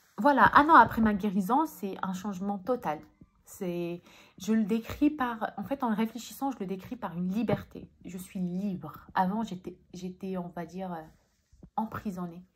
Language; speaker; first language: French; early bilingual, other home language; Arabic